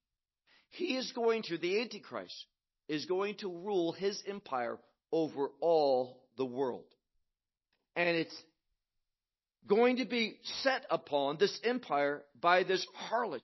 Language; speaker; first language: English; native; English